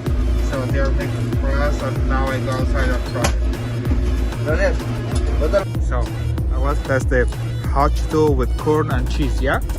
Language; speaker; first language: English; non-native, learner; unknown